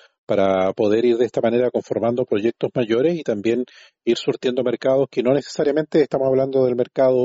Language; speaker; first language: Spanish; native; Spanish